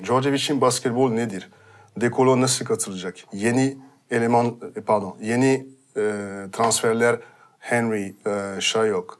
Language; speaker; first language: Turkish; non-native, fluent; French